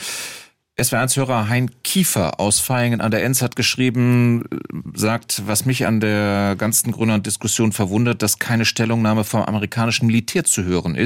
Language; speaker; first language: German; native; German